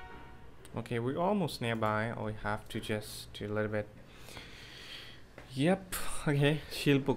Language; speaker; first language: English; non-native, learner; Bangla